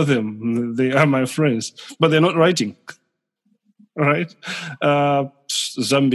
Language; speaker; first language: English; non-native, local second language; Nyanja